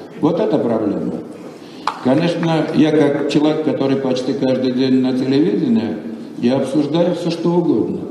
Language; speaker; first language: Russian; non-native, local second language; Armenian